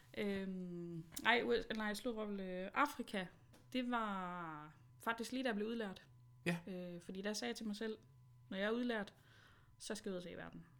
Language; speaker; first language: Danish; native; Danish